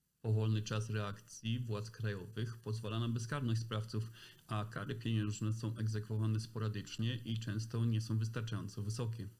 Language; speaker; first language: Polish; native; Polish